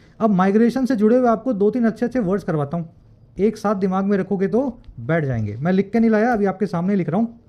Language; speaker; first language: Hindi; native; Hindi